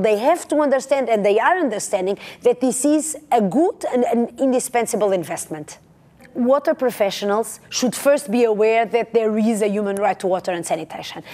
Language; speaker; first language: English; non-native, fluent; Portuguese